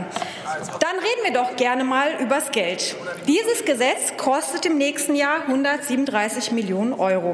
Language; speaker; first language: German; early bilingual, other home language; Turkish